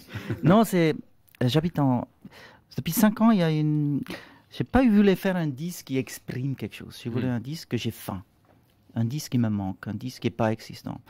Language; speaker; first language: French; non-native, local second language; Swiss German